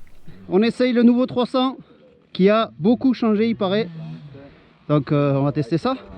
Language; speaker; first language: French; native; French